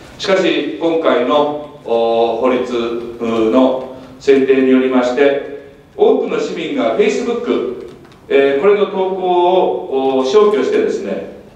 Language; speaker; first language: Japanese; native; Japanese